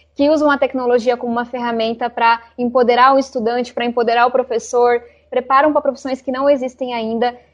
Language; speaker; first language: Portuguese; native; Portuguese